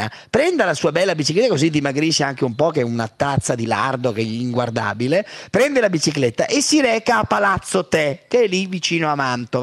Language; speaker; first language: Italian; native; Italian